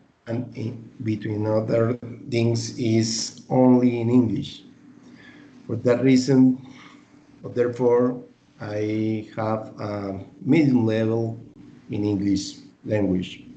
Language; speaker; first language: English; non-native, learner; Spanish